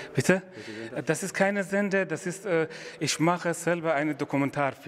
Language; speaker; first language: German; non-native, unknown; Persian